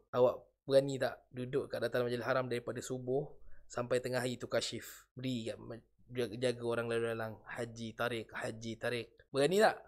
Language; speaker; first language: Malay; native; Malay